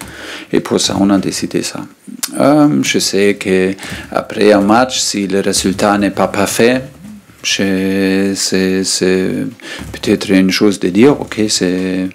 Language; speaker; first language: French; non-native, learner; German